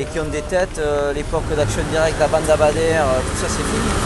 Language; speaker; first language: French; native; French